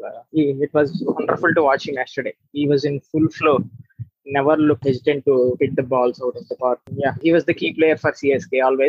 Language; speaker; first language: English; non-native, local second language; Telugu